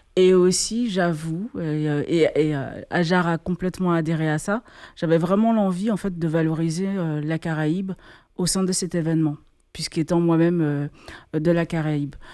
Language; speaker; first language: French; native; French